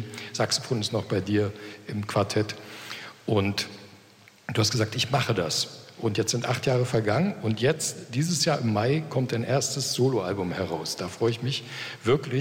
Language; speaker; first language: German; native; German